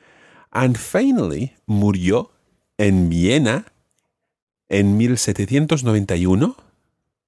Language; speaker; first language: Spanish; non-native, fluent; English